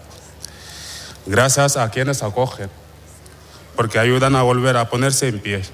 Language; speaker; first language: Spanish; non-native, fluent; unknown